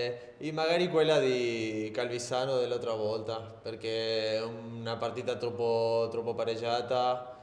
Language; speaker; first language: Italian; non-native, learner; Spanish